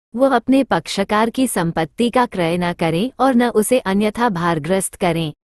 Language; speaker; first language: Hindi; native; Hindi